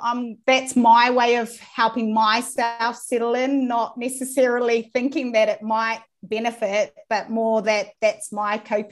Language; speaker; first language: English; native; English